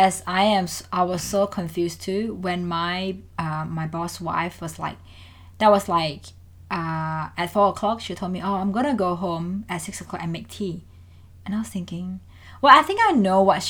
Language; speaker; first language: English; non-native, fluent; Indonesian